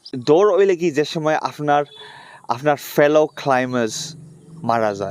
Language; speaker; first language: Bangla; early bilingual, other home language; Sylheti